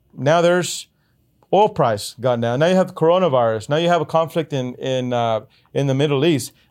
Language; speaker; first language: English; early bilingual, other home language; Spanish